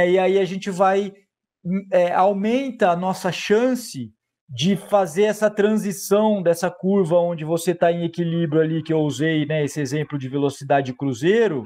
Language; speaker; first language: Portuguese; native; Portuguese